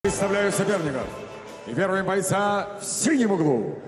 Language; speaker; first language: Russian; native; Russian